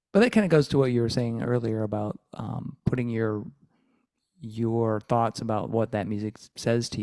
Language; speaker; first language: English; native; English